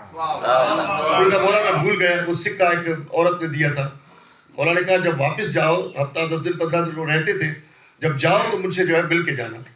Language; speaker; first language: Urdu; non-native, local second language; Sindhi